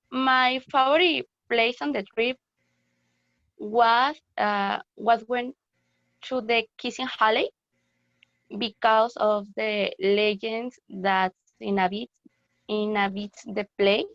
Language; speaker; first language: English; non-native, learner; Spanish